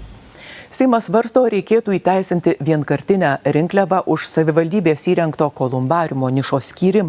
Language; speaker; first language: Lithuanian; native; Lithuanian